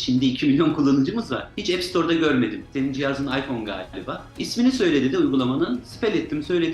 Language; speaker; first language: Turkish; native; Turkish